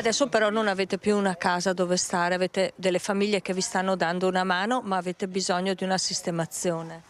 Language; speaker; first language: Italian; native; Italian